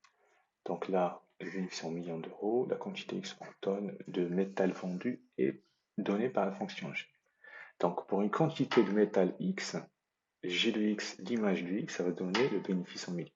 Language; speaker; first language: French; native; French